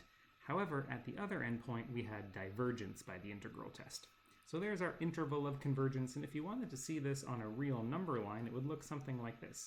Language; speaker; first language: English; native; English